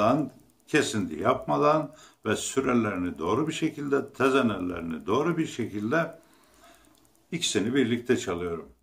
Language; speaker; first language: Turkish; native; Turkish